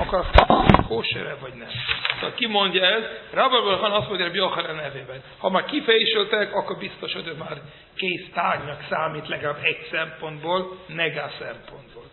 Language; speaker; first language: Hungarian; non-native, fluent; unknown